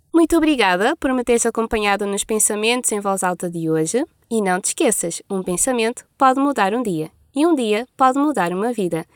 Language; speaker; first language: Portuguese; non-native, local second language; Kabuverdianu